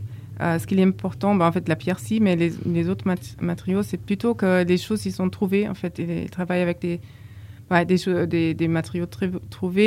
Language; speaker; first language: French; non-native, fluent; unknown